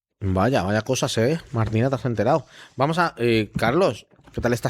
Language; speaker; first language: Spanish; native; Spanish